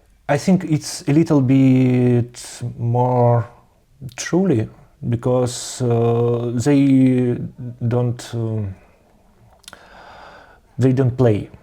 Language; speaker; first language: English; non-native, learner; Russian